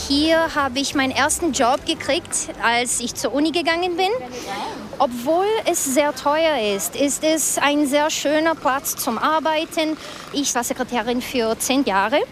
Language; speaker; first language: German; non-native, fluent; Portuguese